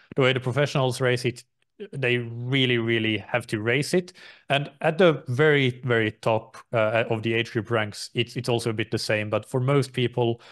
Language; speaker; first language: English; non-native, fluent; Finnish